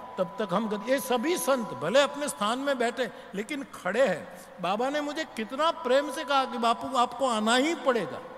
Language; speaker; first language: Hindi; non-native, local second language; Gujarati